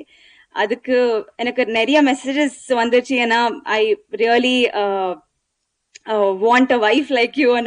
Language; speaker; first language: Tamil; non-native, learner; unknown